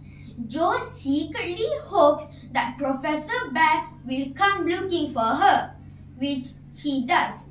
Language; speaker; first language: English; non-native, learner; Malay